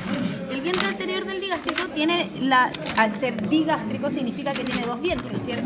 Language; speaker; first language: Spanish; native; Spanish